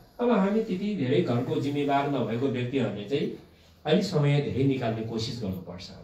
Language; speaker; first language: Nepali; non-native, local second language; Gurung